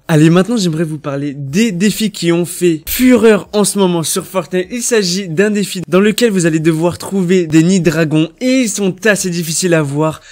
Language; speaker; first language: French; native; French